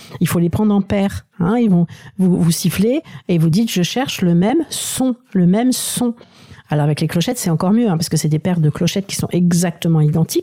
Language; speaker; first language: French; native; French